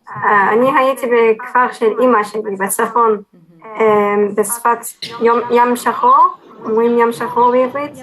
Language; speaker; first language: Hebrew; non-native, learner; Turkish